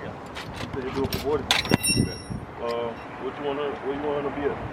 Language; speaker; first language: English; native; English